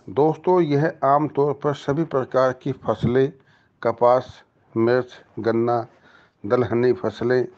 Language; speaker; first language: Hindi; native; Hindi